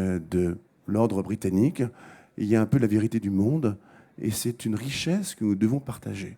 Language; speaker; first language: French; native; French